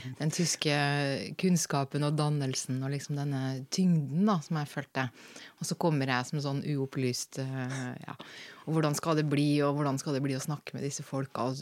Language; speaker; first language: Norwegian; native; Norwegian